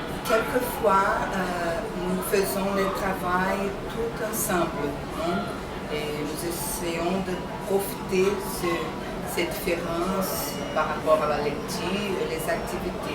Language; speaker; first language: French; non-native, fluent; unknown